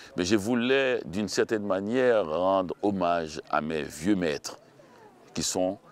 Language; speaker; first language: French; native; French